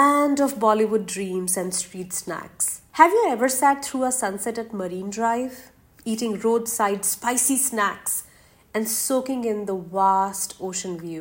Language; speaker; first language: English; non-native, local second language; Hindi